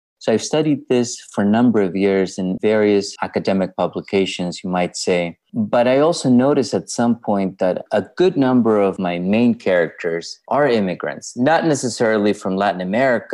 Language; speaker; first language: English; non-native, fluent; Spanish